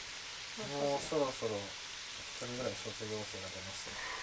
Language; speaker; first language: Japanese; native; Japanese